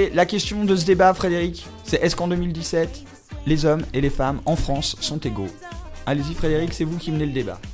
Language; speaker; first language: French; native; French